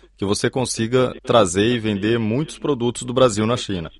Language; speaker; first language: Portuguese; native; Portuguese